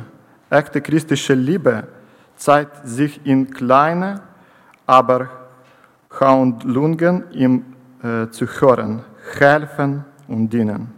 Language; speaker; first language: German; non-native, learner; Ukrainian